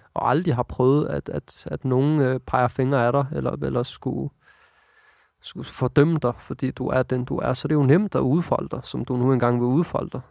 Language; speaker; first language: Danish; early bilingual, other home language; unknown